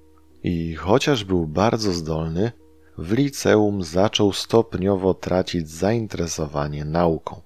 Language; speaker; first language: Polish; native; Polish